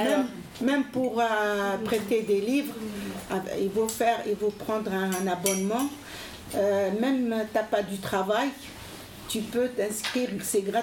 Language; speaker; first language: French; non-native, learner; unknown